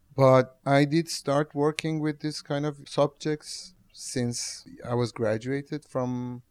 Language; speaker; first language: English; non-native, fluent; Persian